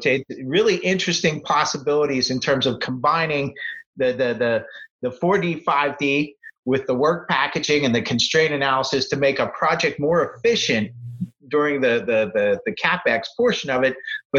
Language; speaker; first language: English; native; English